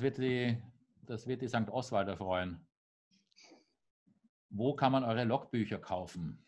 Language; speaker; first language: German; native; German